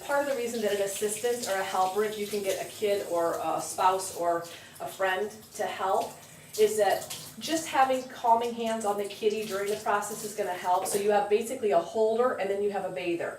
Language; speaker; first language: English; native; English